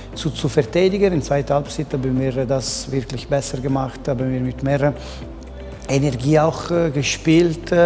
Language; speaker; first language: German; non-native, local second language; Italian